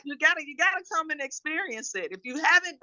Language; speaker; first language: English; native; English